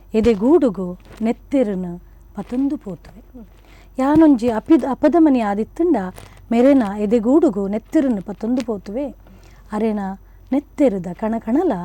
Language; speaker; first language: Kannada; non-native, local second language; Konkani